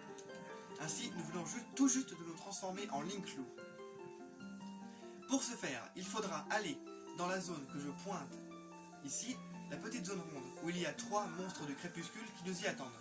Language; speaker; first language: French; native; French